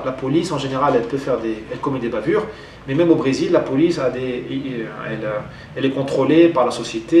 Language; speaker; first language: French; non-native, local second language; Arabic